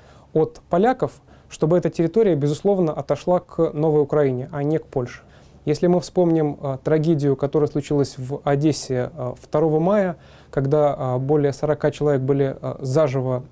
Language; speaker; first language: Russian; native; Russian